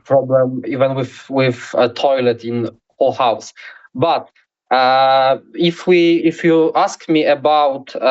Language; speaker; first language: English; non-native, learner; Polish